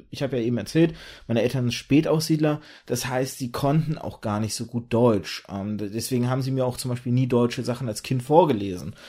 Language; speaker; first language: German; early bilingual, other home language; Russian